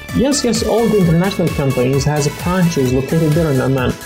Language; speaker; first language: English; non-native, fluent; Arabic